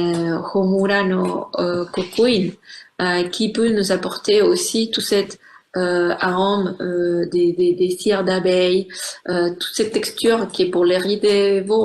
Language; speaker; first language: French; non-native, fluent; Spanish